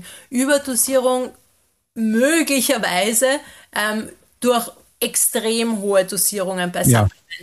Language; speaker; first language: German; native; German